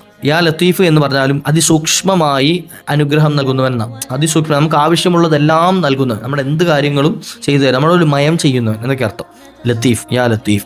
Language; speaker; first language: Malayalam; native; Malayalam